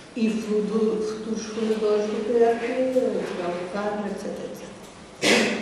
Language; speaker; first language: Portuguese; native; Portuguese